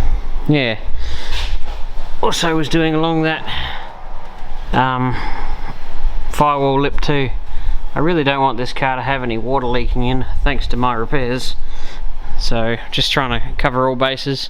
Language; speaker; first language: English; native; English